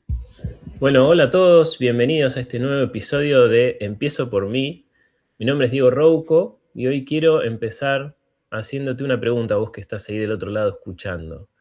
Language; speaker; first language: Spanish; native; Spanish